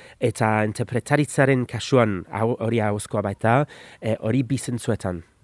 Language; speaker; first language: Basque; non-native, fluent; English